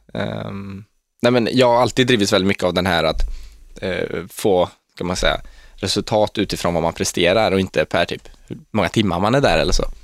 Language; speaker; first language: Swedish; native; Swedish